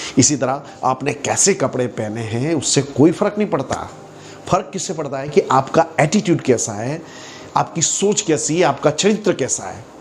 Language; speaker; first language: Hindi; native; Hindi